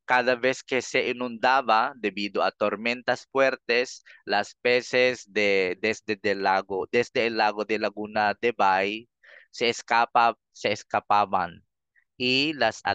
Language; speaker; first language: Spanish; non-native, fluent; Filipino